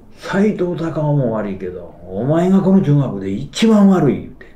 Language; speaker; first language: Japanese; native; Japanese